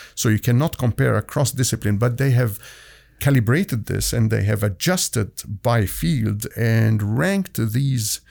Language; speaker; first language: English; non-native, fluent; Arabic